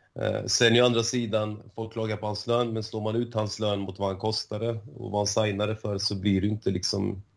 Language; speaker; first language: Swedish; early bilingual, other home language; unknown